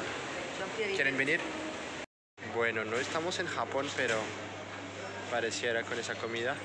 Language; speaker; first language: Spanish; non-native, fluent; French